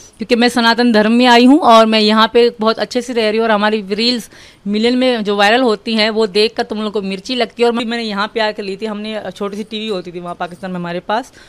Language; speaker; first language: Urdu; non-native, local second language; Sindhi